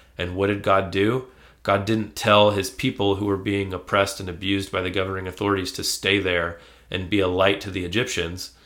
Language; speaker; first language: English; native; English